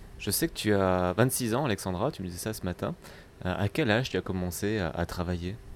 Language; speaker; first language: French; native; French